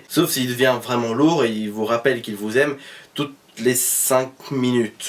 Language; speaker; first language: French; native; French